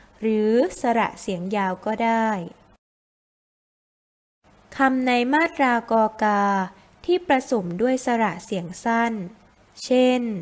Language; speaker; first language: Thai; native; Thai